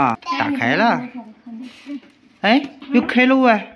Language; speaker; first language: Chinese; native; Chinese